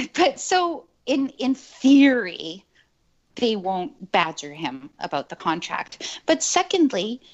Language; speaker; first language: English; native; English